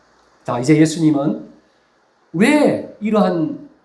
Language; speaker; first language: Korean; native; Korean